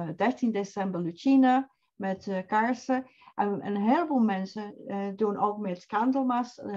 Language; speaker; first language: Dutch; non-native, fluent; English